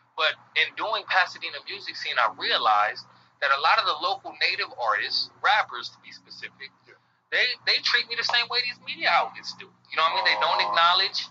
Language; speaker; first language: English; native; English